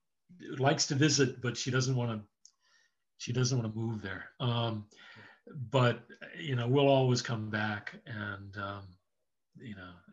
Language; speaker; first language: English; native; English